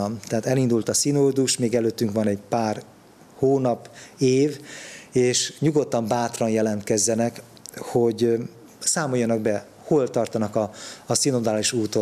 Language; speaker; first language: Hungarian; native; Hungarian